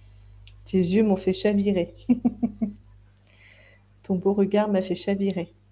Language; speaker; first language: French; native; French